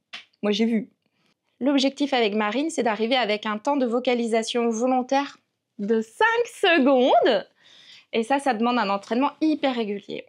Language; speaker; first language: French; native; French